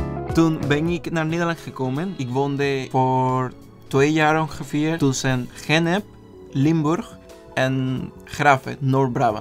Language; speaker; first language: Dutch; non-native, learner; Spanish